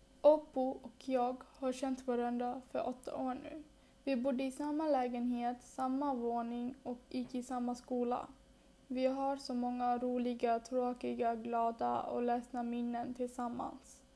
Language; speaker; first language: Swedish; early bilingual, other home language; Bangla